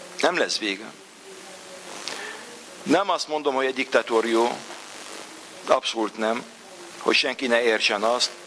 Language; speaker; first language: Hungarian; non-native, fluent; Arabic